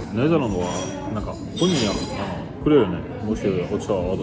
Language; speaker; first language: Japanese; non-native, learner; French